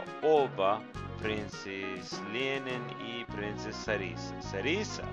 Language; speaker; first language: Russian; non-native, learner; English